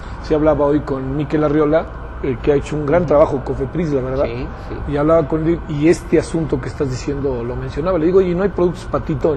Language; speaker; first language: Spanish; native; Spanish